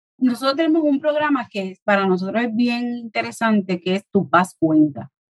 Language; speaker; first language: Spanish; native; Spanish